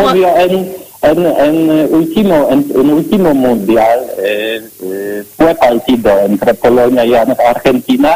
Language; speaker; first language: Spanish; non-native, learner; Polish